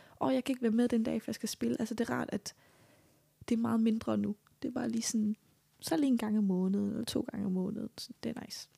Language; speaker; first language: Danish; native; Danish